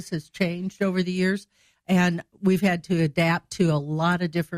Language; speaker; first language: English; native; English